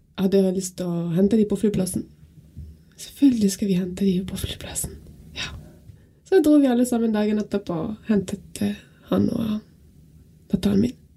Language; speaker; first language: Norwegian; non-native, fluent; French